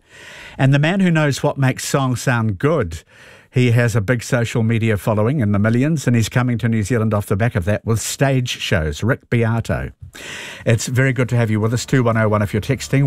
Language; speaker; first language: English; native; English